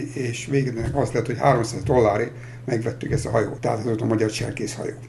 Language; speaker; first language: Hungarian; early bilingual, heritage; Hungarian